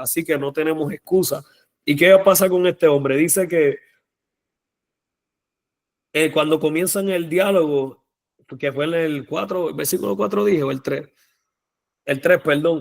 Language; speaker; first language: Spanish; native; Spanish